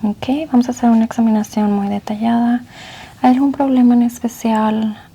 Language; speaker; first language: Spanish; early bilingual, heritage; Spanish